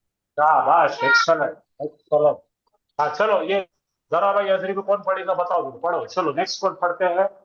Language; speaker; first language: Hindi; native; Hindi